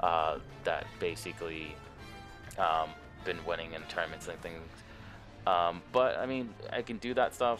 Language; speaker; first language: English; native; English